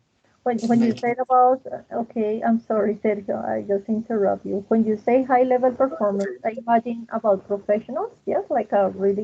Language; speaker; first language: English; non-native, fluent; Spanish